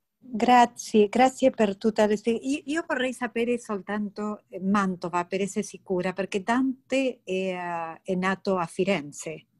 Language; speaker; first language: Italian; non-native, learner; Spanish